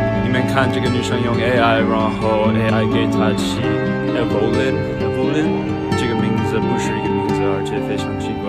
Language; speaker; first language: Chinese; non-native, fluent; English